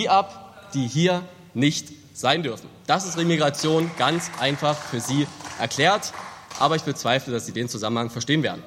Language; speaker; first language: German; native; German